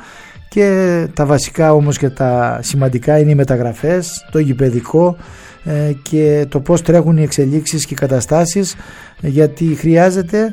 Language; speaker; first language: Greek; native; Greek